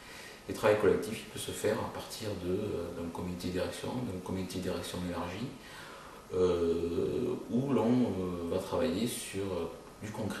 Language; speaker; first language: French; native; French